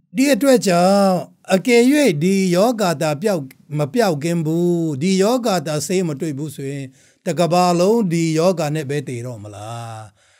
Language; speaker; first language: Burmese; non-native, local second language; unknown